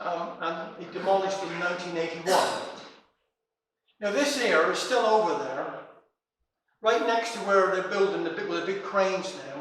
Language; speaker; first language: English; native; English